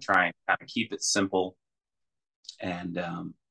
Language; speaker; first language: English; native; English